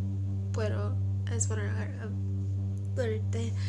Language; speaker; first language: Spanish; non-native, learner; English